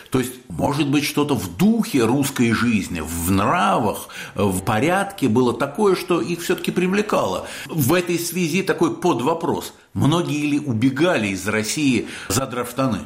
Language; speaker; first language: Russian; native; Russian